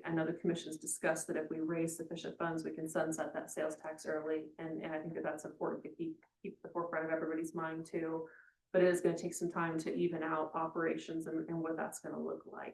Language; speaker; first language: English; native; English